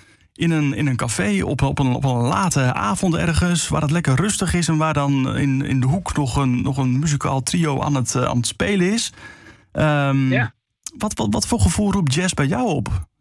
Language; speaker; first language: Dutch; native; Dutch